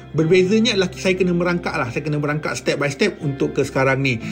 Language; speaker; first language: Malay; native; Malay